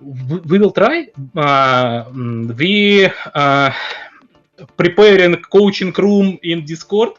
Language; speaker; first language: English; non-native, learner; Russian